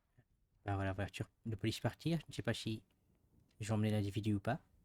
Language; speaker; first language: French; native; French